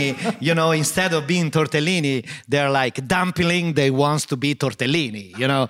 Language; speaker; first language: English; non-native, fluent; Italian